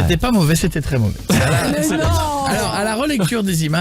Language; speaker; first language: French; native; French